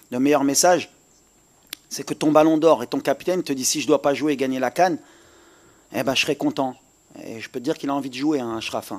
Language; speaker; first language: French; native; French